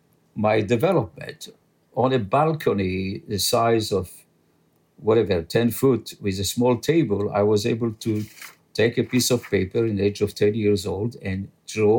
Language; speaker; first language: English; non-native, fluent; French